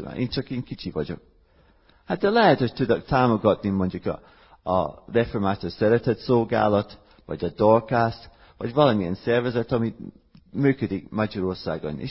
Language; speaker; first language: Hungarian; non-native, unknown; English